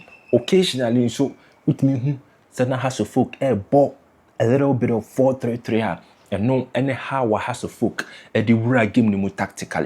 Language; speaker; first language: English; non-native, local second language; Akan